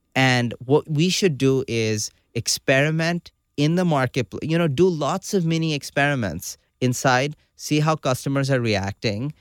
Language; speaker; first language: English; non-native, local second language; Urdu